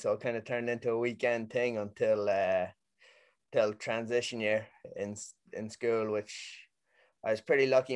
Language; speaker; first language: English; native; English